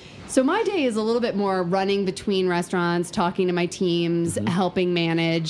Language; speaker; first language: English; native; English